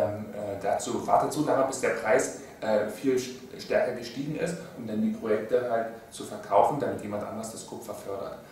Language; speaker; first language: German; native; German